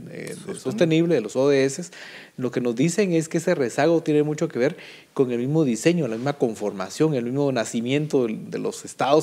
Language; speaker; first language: Spanish; native; Spanish